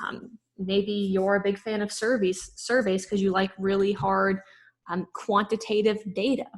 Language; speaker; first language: English; native; English